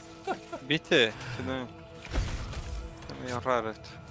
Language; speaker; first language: Spanish; native; Spanish